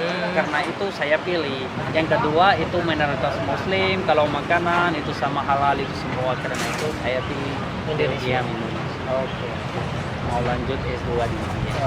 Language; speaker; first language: Indonesian; non-native, learner; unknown